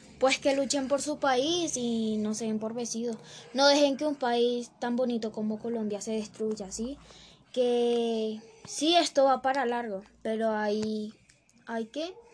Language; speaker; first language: Spanish; native; Spanish